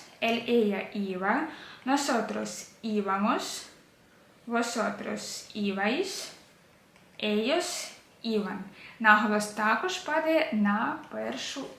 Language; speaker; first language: Spanish; non-native, fluent; Ukrainian